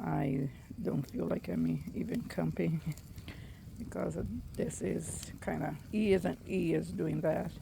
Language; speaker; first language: English; non-native, fluent; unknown